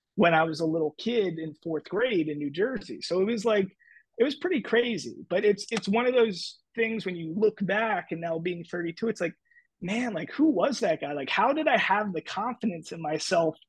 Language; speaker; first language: English; native; English